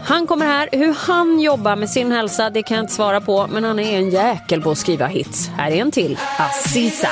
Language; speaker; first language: Swedish; native; Swedish